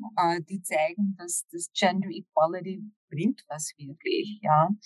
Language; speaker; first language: German; non-native, fluent; English